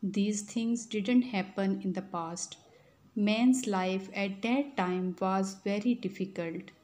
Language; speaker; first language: English; non-native, local second language; Urdu